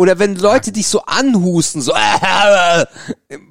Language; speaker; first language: German; native; German